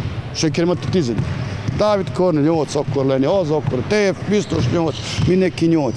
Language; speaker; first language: Hungarian; non-native, learner; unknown